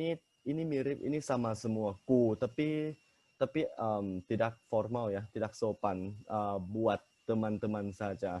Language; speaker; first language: Indonesian; non-native, fluent; Thai